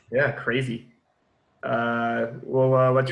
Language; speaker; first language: English; native; English